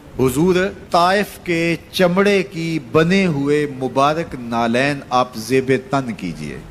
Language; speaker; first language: Urdu; non-native, local second language; Punjabi